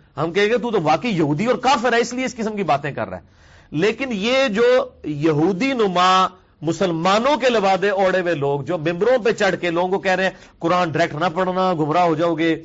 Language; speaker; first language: Urdu; non-native, local second language; Punjabi